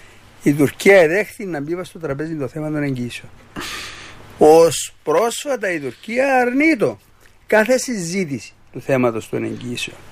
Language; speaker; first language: Greek; native; Greek